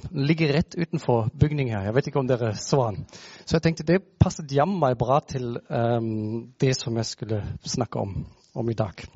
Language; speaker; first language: Norwegian; non-native, fluent; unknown